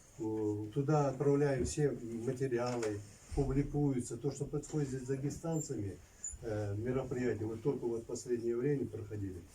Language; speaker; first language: Russian; non-native, local second language; Lezghian